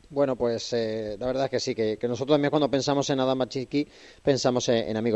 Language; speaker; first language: Spanish; native; Spanish